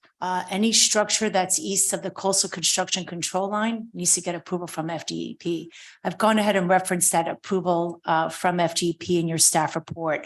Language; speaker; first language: English; native; English